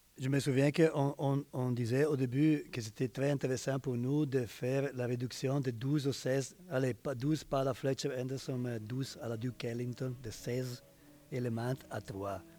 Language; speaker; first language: French; non-native, fluent; Italian